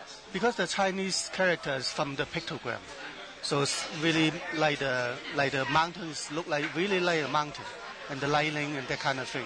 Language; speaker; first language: English; non-native, learner; Chinese